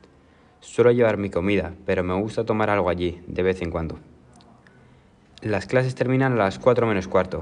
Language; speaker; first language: Spanish; non-native, learner; English